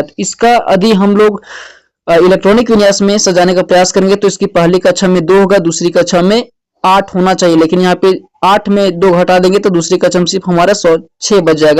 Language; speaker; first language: Hindi; native; Hindi